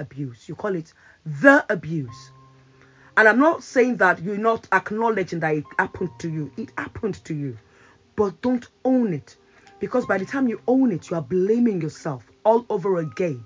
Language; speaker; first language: English; non-native, local second language; Yoruba